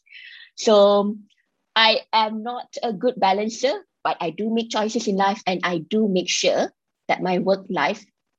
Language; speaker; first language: English; non-native, local second language; Malay